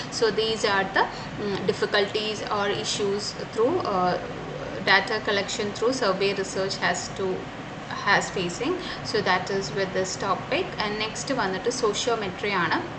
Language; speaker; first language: English; non-native, local second language; Malayalam